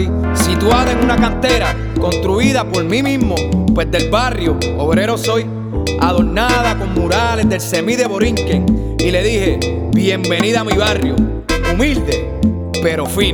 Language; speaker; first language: Spanish; native; Spanish